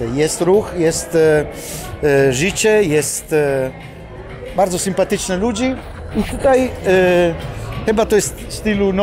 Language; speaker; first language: Polish; non-native, fluent; Italian